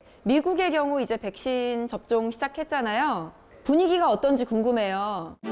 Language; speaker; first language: Korean; native; Korean